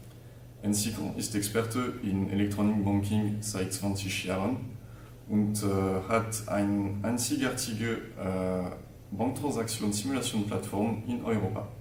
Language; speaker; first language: German; non-native, learner; French